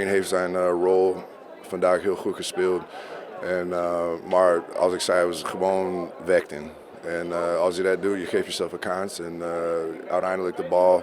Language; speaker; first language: Dutch; non-native, learner; English